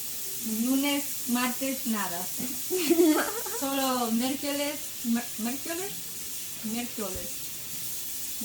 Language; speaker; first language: Spanish; non-native, learner; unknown